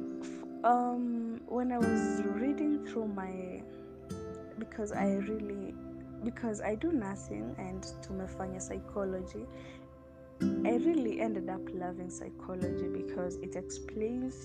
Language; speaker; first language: English; non-native, local second language; Gusii